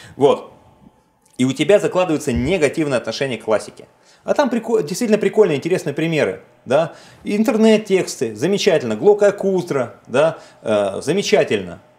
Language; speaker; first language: Russian; native; Russian